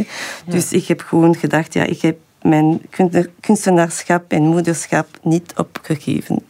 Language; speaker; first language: Dutch; non-native, local second language; French